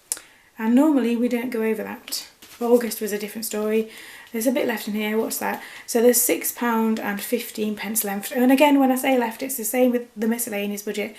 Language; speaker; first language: English; native; English